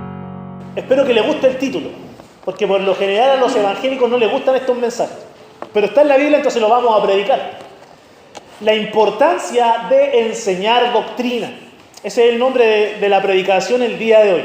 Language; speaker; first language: Spanish; native; Spanish